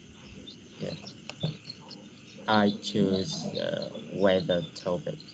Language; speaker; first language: English; non-native, learner; Vietnamese